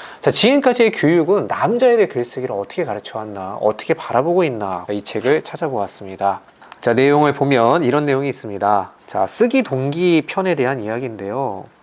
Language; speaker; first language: Korean; native; Korean